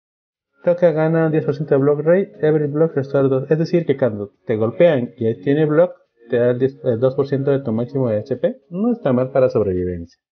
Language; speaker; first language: Spanish; native; Spanish